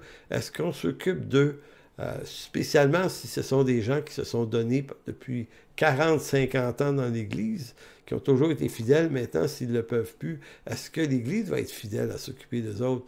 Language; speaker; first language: French; native; French